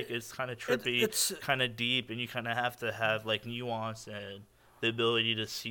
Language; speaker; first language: English; native; English